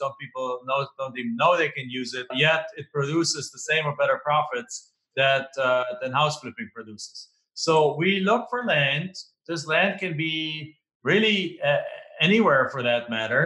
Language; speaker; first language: English; non-native, fluent; German